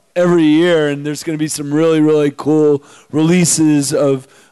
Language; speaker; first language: English; native; English